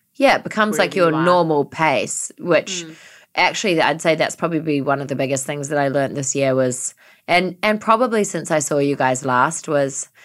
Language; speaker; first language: English; native; English